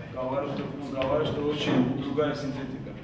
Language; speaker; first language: Russian; non-native, fluent; Georgian